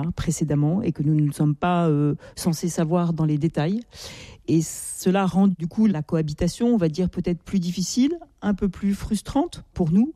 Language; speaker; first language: French; native; French